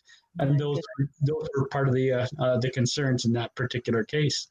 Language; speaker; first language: English; native; English